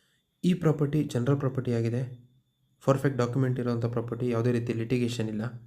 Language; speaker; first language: Kannada; native; Kannada